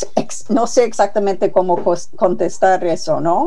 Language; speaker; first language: Spanish; non-native, fluent; English